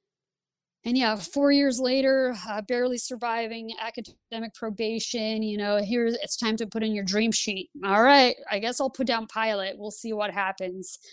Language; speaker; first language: English; early bilingual, other home language; Lithuanian